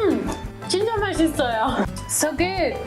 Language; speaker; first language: Korean; non-native, learner; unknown